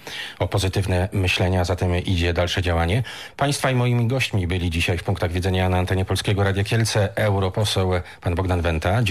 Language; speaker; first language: Polish; native; Polish